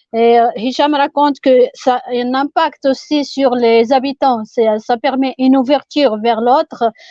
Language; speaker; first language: French; non-native, local second language; Arabic